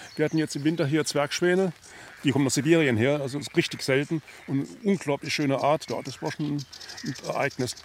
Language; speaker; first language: German; native; German